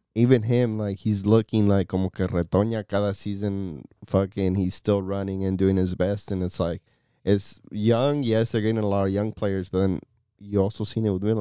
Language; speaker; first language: English; early bilingual, other home language; Spanish